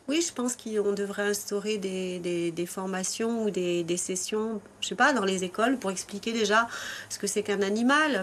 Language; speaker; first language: French; native; French